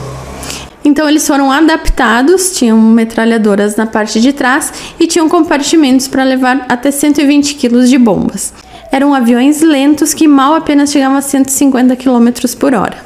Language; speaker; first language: Portuguese; native; Portuguese